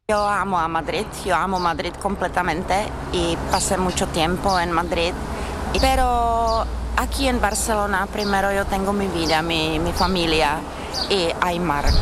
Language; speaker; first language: Spanish; non-native, learner; Czech